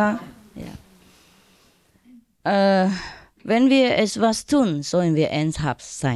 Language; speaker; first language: German; non-native, learner; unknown